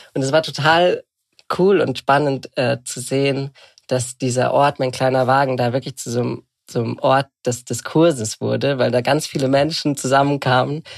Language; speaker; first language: German; native; German